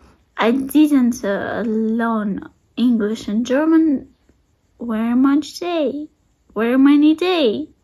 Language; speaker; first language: English; non-native, learner; Russian